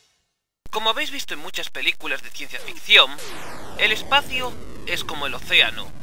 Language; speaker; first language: Spanish; native; Spanish